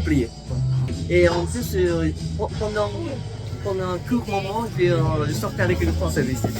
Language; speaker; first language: French; non-native, learner; Japanese